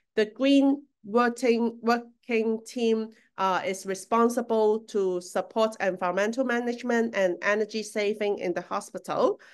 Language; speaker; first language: English; non-native, local second language; Cantonese